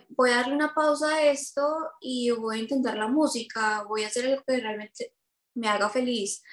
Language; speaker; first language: Spanish; native; Spanish